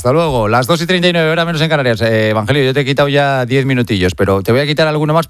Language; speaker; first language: Spanish; native; Spanish